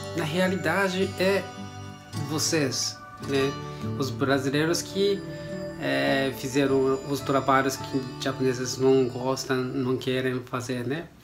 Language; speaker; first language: Portuguese; non-native, learner; Japanese